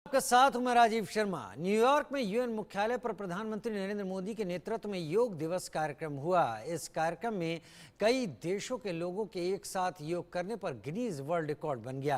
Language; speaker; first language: Hindi; native; Hindi